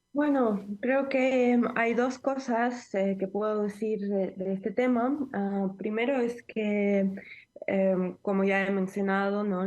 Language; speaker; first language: Spanish; non-native, fluent; Ukrainian